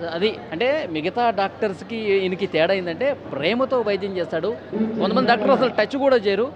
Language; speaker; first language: Telugu; native; Telugu